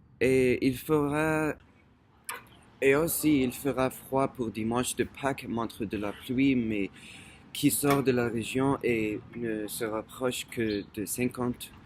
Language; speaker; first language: French; non-native, fluent; English